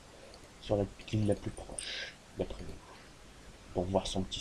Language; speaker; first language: French; native; French